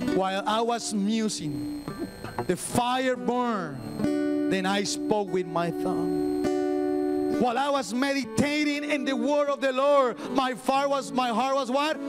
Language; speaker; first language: English; non-native, fluent; Spanish